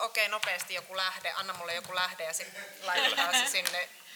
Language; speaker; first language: Finnish; native; Finnish